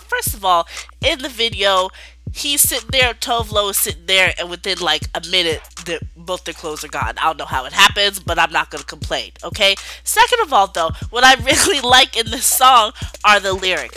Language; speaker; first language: English; native; English